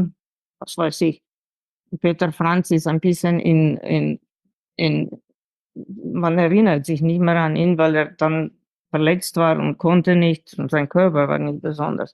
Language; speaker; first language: German; non-native, fluent; Slovenian